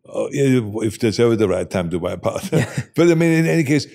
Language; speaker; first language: English; non-native, fluent; German